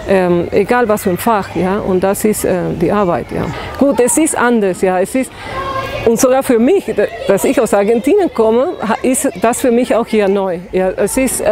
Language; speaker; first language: German; non-native, fluent; Spanish